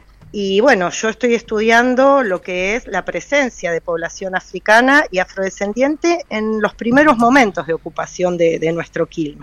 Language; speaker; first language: Spanish; native; Spanish